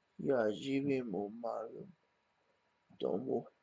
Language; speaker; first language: Russian; non-native, learner; English